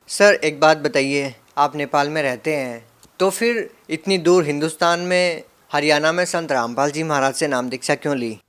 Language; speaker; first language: Hindi; native; Hindi